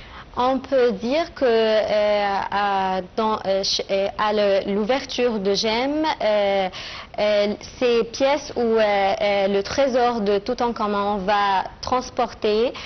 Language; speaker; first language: French; non-native, fluent; Arabic